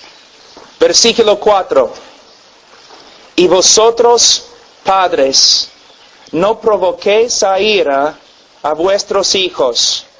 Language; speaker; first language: Spanish; non-native, fluent; English